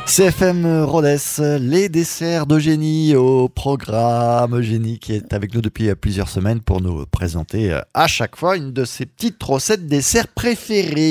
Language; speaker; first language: French; native; French